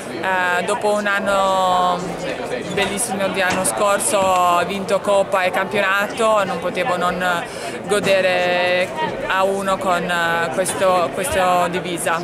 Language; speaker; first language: Italian; non-native, fluent; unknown